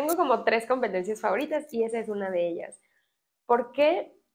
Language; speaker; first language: Spanish; native; Spanish